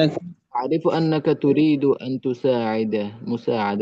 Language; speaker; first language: Arabic; non-native, learner; Bangla